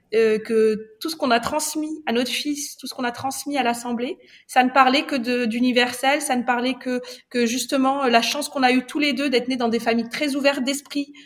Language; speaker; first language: French; non-native, local second language; Arabic